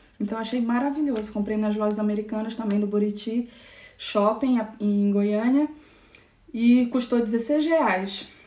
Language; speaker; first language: Portuguese; native; Portuguese